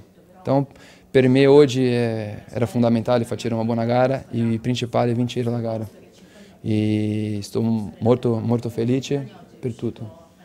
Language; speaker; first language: Italian; non-native, learner; Portuguese